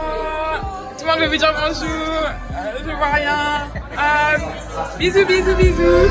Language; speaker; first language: French; native; French